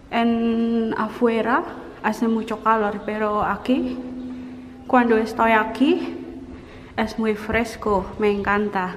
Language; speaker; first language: Spanish; non-native, learner; Indonesian